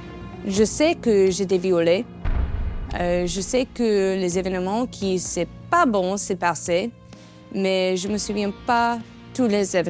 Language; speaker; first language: French; non-native, learner; English